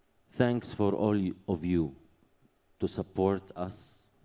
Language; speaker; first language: English; non-native, fluent; Arabic